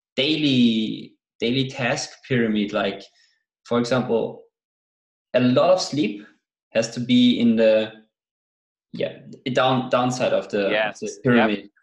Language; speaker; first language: English; non-native, fluent; German